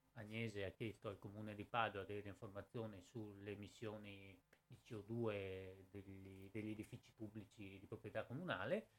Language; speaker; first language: Italian; native; Italian